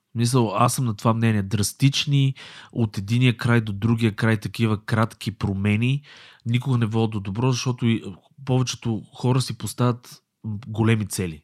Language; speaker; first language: Bulgarian; native; Bulgarian